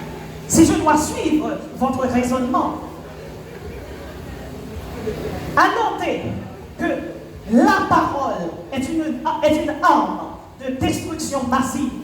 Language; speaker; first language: French; non-native, local second language; Haitian Creole